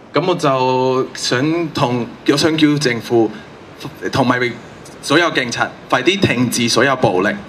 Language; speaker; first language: Chinese; non-native, fluent; Spanish